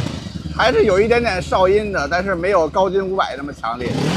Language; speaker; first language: Chinese; native; Chinese